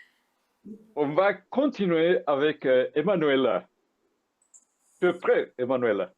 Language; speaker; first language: French; non-native, fluent; Spanish